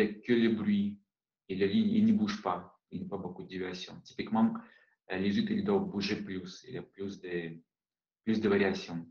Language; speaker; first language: French; non-native, fluent; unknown